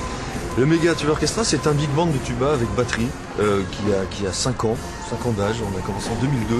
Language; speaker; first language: French; native; French